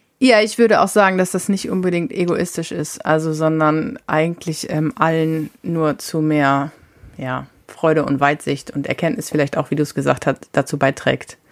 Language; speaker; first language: German; native; German